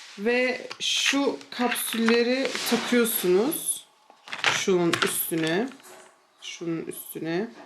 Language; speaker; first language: Turkish; early bilingual, heritage; Turkish